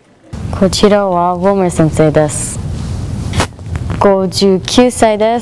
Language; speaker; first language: Japanese; non-native, learner; English